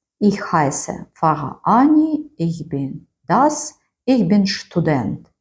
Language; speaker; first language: German; non-native, fluent; Ukrainian